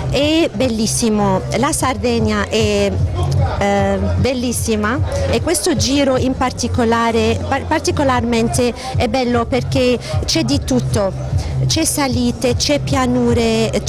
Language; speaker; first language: Italian; non-native, fluent; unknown